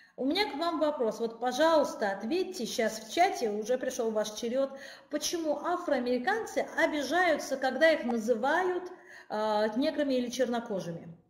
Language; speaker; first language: Russian; non-native, local second language; Armenian